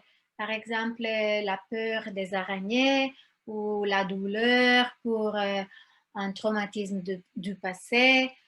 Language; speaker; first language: French; non-native, fluent; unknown